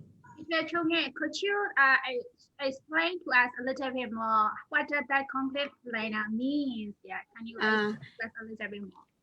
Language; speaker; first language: English; non-native, learner; Burmese